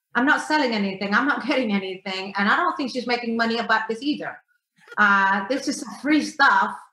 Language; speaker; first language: English; non-native, fluent; Indonesian